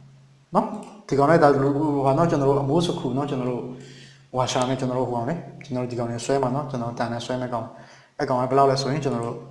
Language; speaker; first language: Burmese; native; Burmese